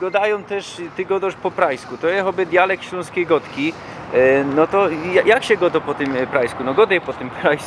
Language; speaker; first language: Polish; non-native, local second language; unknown